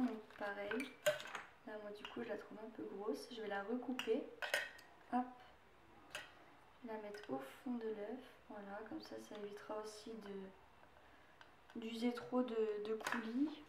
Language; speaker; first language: French; native; French